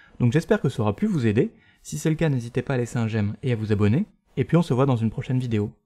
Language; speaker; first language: French; native; French